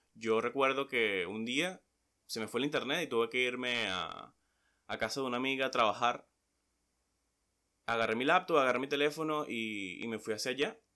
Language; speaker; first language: Spanish; native; Spanish